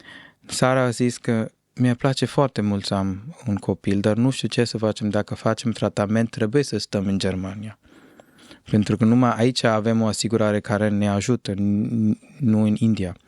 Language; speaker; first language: Romanian; non-native, fluent; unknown